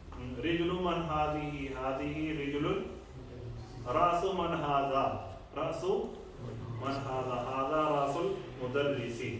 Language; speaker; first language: Arabic; non-native, fluent; Urdu